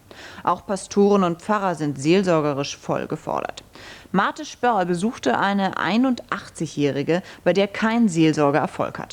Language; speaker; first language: German; native; German